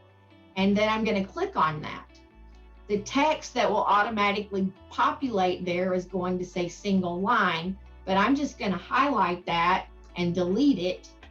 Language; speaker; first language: English; native; English